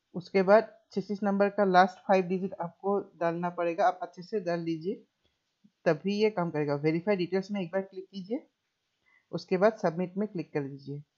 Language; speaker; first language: Hindi; non-native, local second language; Assamese